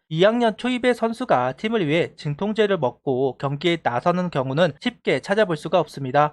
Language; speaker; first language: Korean; native; Korean